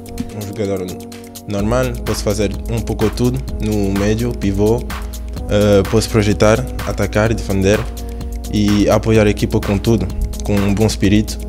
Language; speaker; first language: Portuguese; early bilingual, heritage; French